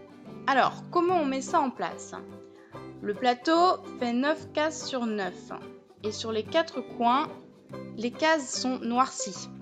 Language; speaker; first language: French; native; French